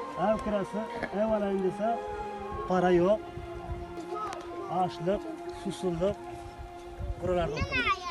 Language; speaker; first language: Turkish; non-native, learner; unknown